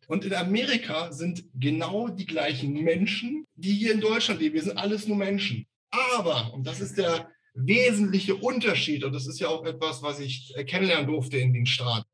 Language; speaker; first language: German; native; German